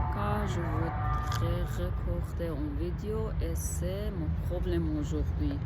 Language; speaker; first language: French; non-native, learner; Persian